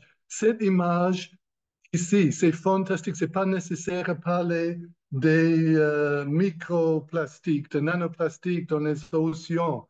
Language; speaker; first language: French; non-native, learner; English